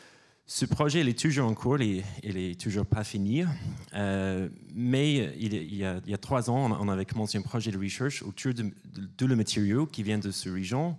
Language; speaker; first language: French; non-native, fluent; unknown